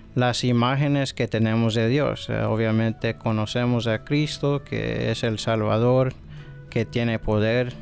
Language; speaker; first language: Spanish; early bilingual, heritage; Spanish